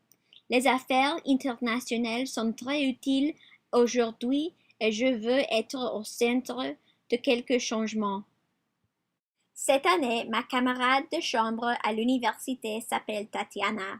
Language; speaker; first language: French; non-native, learner; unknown